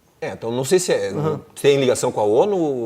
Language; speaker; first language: Portuguese; native; Portuguese